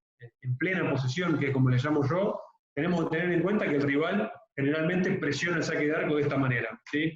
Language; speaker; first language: Spanish; native; Spanish